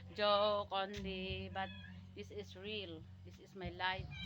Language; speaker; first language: English; non-native, learner; Filipino